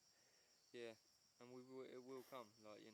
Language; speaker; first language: English; native; English